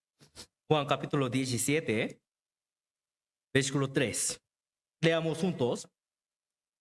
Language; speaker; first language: Spanish; non-native, learner; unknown